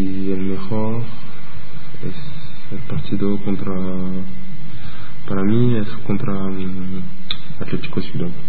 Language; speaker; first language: Spanish; non-native, learner; French